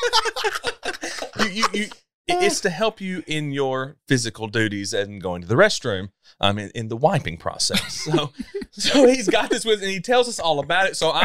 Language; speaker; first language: English; native; English